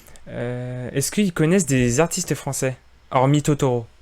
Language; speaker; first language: French; native; French